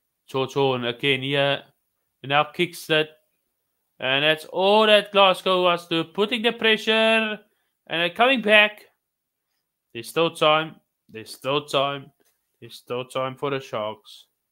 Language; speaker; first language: English; non-native, local second language; Afrikaans